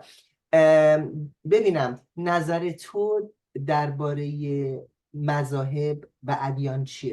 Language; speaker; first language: Persian; native; Persian